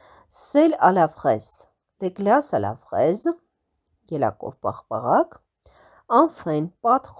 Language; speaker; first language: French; non-native, fluent; Armenian